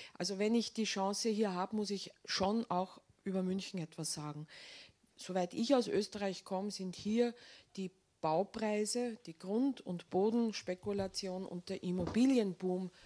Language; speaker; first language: German; native; German